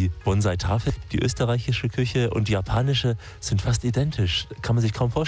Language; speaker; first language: German; native; German